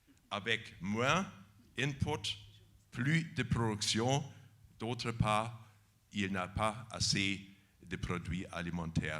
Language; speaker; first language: French; non-native, fluent; German